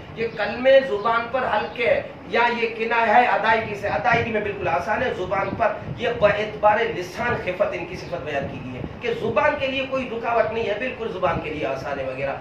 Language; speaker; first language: Urdu; non-native, local second language; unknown